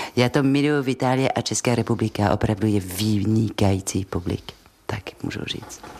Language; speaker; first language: Czech; non-native, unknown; French